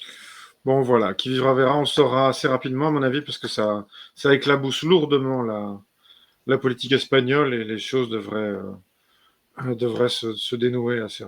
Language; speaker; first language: French; native; French